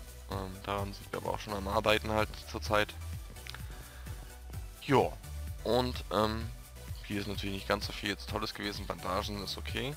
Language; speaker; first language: German; native; German